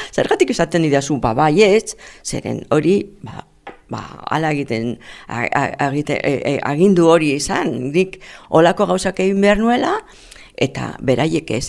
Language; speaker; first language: Basque; non-native, local second language; Spanish